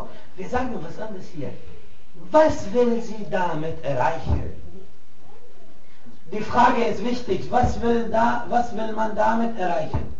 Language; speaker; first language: German; non-native, fluent; Arabic